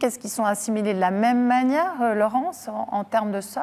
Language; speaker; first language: French; native; French